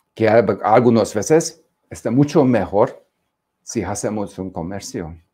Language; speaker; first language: Spanish; non-native, fluent; Hungarian